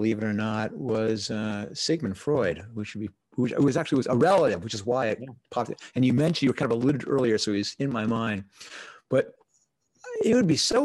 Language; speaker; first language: English; native; English